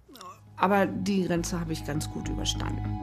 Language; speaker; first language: German; native; German